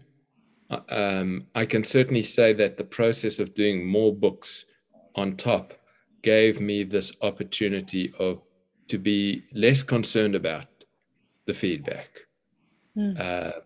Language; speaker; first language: English; native; English